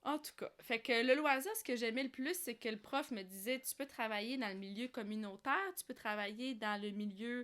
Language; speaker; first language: French; early bilingual, other home language; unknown